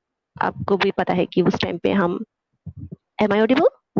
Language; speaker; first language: Hindi; non-native, fluent; Bangla